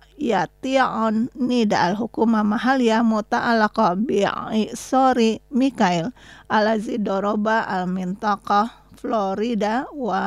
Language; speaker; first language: Arabic; non-native, fluent; Indonesian